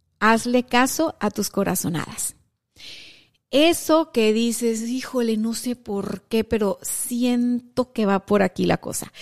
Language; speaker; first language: Spanish; native; Spanish